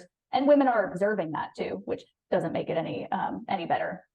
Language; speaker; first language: English; native; English